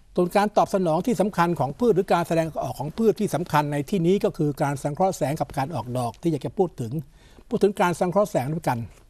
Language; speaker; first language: Thai; native; Thai